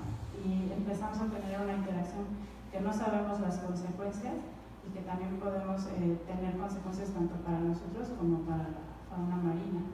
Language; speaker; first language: Spanish; native; Spanish